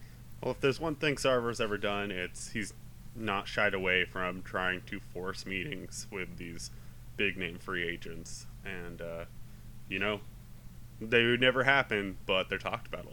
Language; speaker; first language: English; native; English